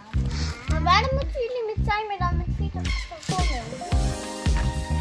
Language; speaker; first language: Dutch; early bilingual, other home language; Indonesian